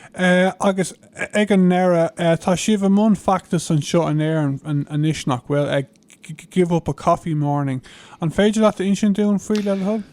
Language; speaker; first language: Irish; non-native, local second language; English